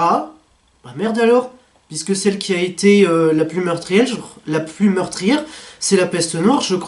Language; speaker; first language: French; native; French